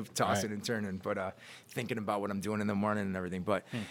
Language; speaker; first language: English; native; English